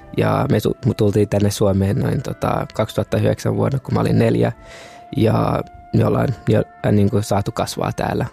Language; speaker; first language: Finnish; early bilingual, other home language; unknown